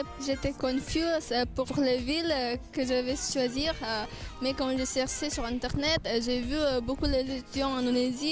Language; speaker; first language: French; non-native, learner; Indonesian